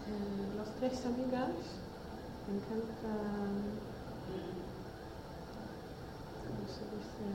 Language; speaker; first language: Spanish; non-native, learner; Swedish